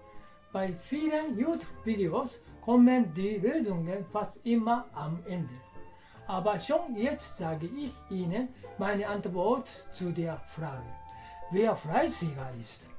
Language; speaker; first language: German; non-native, fluent; Japanese